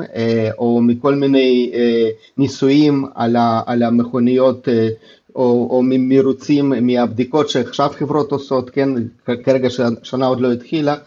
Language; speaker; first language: Hebrew; non-native, fluent; Russian